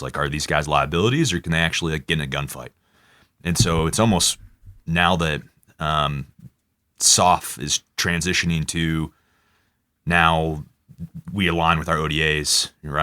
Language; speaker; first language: English; native; English